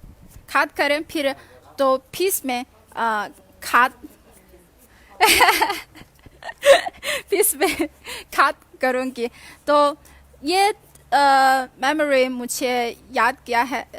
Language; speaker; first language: Hindi; non-native, fluent; Chinese